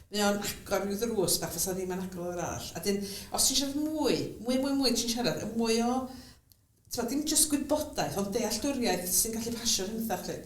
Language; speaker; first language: Welsh; native; Welsh